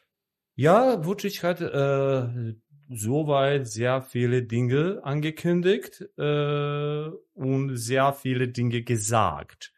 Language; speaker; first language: German; non-native, fluent; Serbian